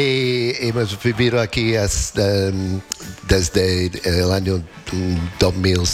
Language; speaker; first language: Spanish; non-native, learner; English